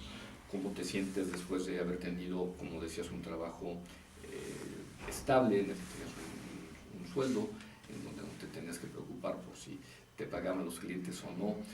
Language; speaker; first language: Spanish; native; Spanish